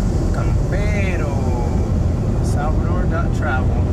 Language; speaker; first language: Spanish; non-native, learner; English